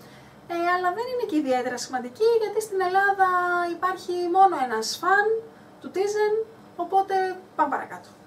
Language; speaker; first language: Greek; native; Greek